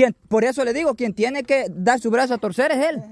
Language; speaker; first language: Spanish; native; Spanish